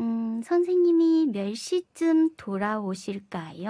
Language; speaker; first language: Korean; non-native, fluent; Chinese